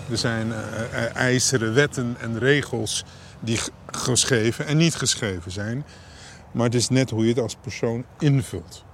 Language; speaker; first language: Dutch; native; Dutch